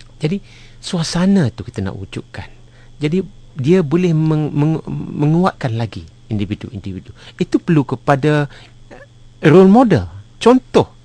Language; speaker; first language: Malay; native; Malay